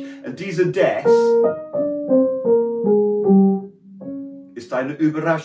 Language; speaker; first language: German; non-native, learner; English